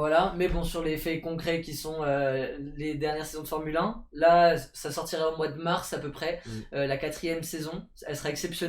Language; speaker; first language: French; native; French